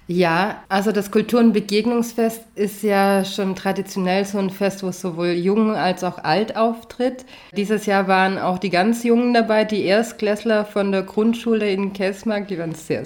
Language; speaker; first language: German; native; German